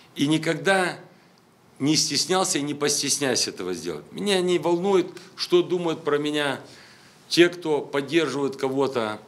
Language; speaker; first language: Russian; native; Russian